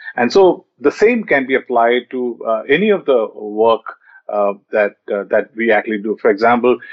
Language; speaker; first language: English; non-native, local second language; Malayalam